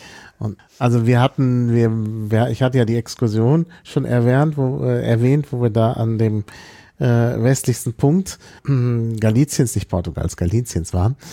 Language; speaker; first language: German; native; German